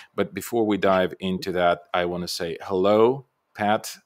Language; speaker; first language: English; non-native, fluent; Bulgarian